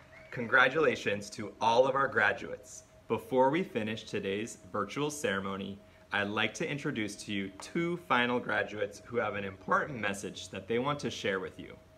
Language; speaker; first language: English; native; English